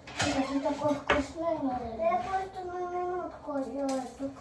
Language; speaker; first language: Russian; early bilingual, other home language; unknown